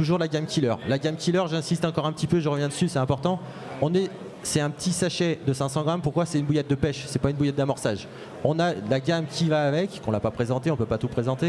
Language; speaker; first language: French; native; French